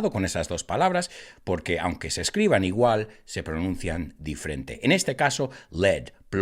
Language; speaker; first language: Spanish; non-native, fluent; English